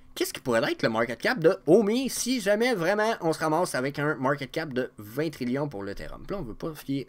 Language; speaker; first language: French; native; French